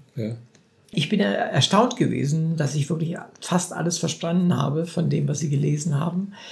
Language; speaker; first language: German; native; German